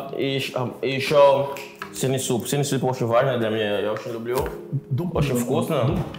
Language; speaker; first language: Russian; non-native, learner; Portuguese